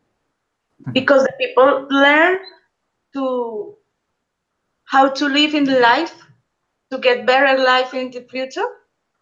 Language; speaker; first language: English; non-native, learner; Spanish